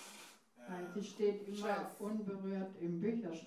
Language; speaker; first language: German; non-native, fluent; English